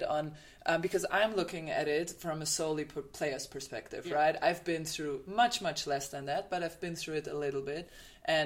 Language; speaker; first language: English; non-native, fluent; German